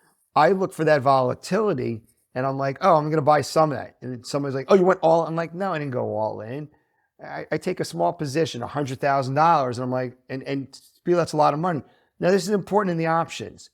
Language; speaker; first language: English; native; English